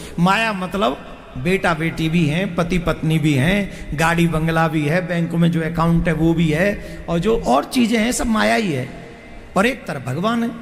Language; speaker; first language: Hindi; native; Hindi